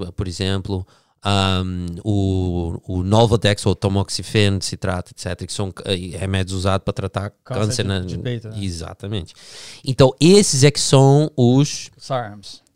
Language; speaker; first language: Portuguese; early bilingual, heritage; English